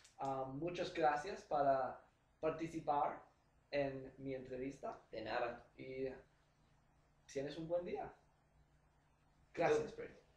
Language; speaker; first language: Spanish; non-native, learner; English